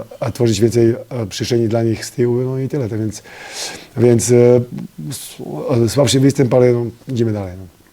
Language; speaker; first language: Polish; non-native, fluent; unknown